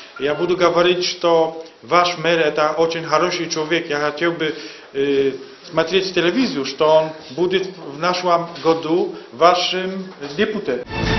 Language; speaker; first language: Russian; non-native, learner; Polish